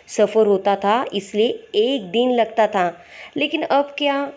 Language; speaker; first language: Hindi; non-native, local second language; Marathi